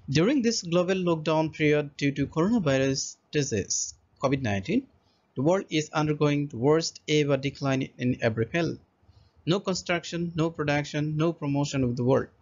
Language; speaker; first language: English; non-native, local second language; Assamese